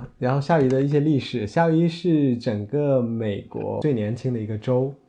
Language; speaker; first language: Chinese; native; Chinese